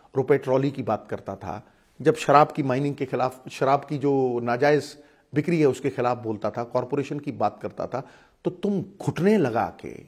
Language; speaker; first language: Hindi; non-native, local second language; Punjabi